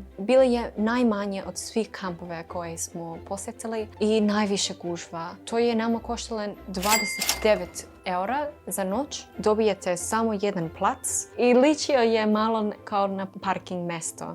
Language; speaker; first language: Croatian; non-native, learner; English